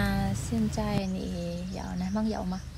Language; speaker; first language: Chinese; non-native, fluent; Vietnamese